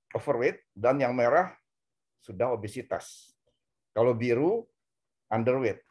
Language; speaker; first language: Indonesian; native; Indonesian